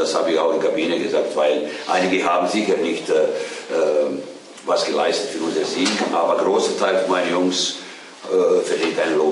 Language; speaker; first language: German; non-native, fluent; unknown